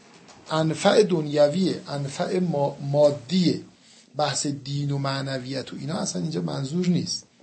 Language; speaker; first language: Persian; native; Persian